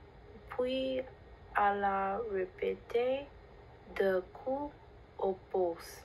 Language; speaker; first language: French; non-native, learner; English